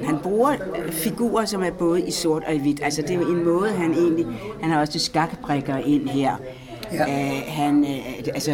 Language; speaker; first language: Danish; native; Danish